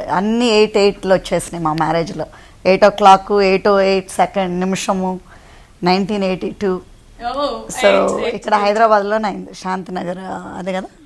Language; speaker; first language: Telugu; native; Telugu